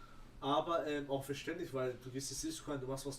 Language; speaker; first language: German; native; German